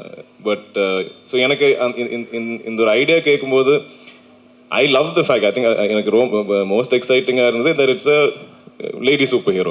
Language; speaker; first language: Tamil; non-native, local second language; Malayalam